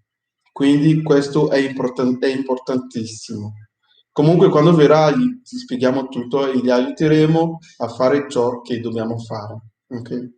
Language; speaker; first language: Italian; non-native, fluent; English